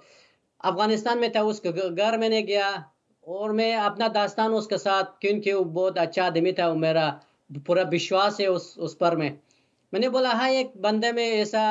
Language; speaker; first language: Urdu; non-native, learner; Persian